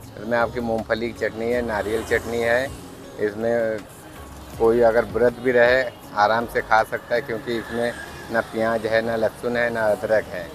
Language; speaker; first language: Hindi; non-native, local second language; Bangla